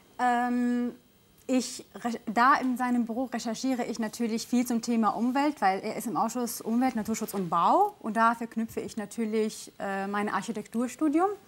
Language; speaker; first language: German; non-native, fluent; Arabic